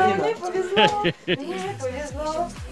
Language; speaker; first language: Russian; native; Russian